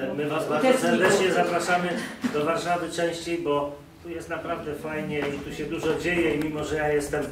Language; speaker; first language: Polish; native; Polish